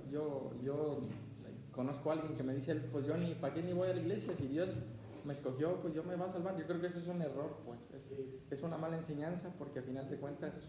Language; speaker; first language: Spanish; native; Spanish